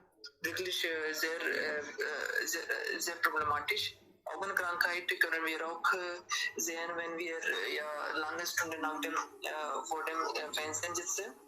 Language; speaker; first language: German; non-native, learner; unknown